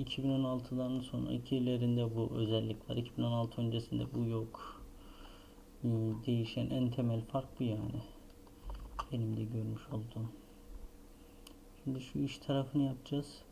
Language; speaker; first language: Turkish; native; Turkish